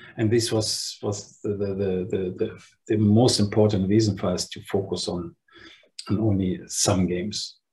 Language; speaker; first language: English; non-native, fluent; German